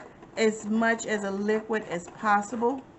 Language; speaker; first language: English; native; English